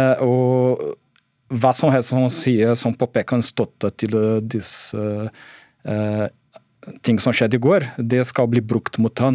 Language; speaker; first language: Norwegian; non-native, fluent; Portuguese